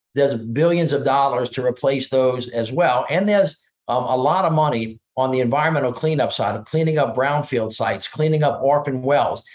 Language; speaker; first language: English; native; English